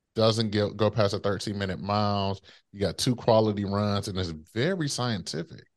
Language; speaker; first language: English; native; English